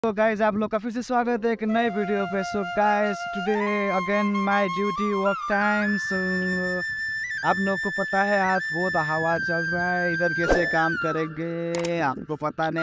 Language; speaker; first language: Hindi; non-native, learner; Nepali